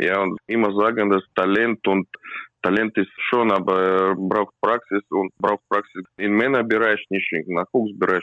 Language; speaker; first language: German; non-native, learner; Russian